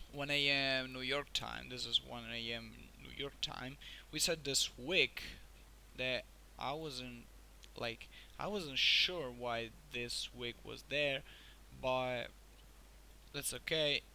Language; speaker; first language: English; non-native, fluent; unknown